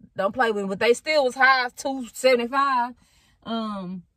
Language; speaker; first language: English; native; English